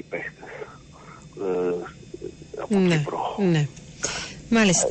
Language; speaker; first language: Greek; non-native, learner; Slovak